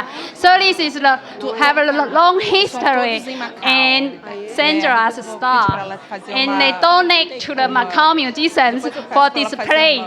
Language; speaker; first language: English; non-native, learner; Chinese